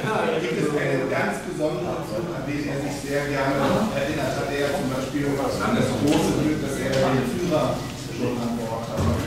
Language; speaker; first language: German; native; German